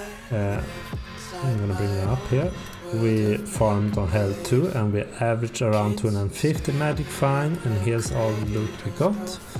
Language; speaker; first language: English; non-native, fluent; Swedish